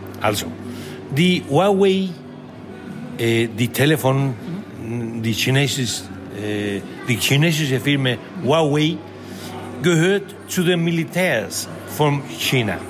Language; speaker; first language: German; non-native, fluent; Spanish